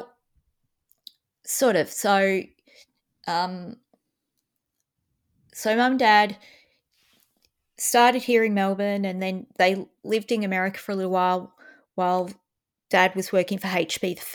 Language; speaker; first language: English; native; English